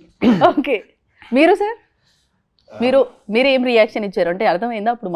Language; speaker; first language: Telugu; native; Telugu